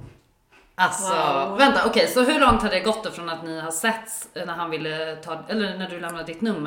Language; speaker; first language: Swedish; native; Swedish